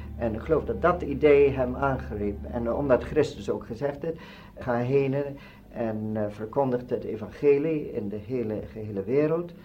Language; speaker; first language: Dutch; native; Dutch